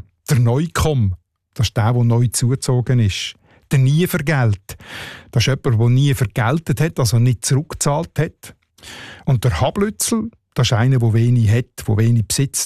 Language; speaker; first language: German; native; German